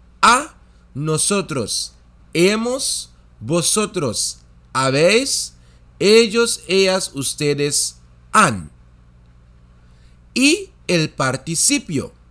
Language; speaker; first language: Spanish; non-native, fluent; Dutch